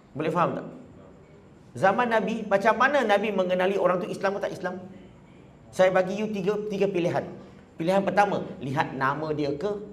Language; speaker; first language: Malay; non-native, local second language; Chinese